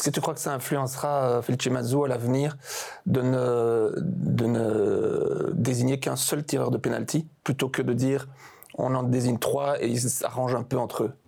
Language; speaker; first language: French; native; French